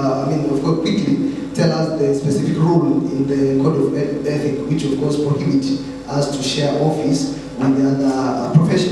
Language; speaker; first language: English; non-native, local second language; Swahili